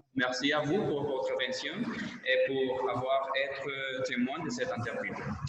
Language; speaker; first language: French; non-native, learner; Spanish